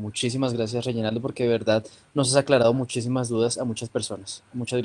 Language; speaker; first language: Spanish; native; Spanish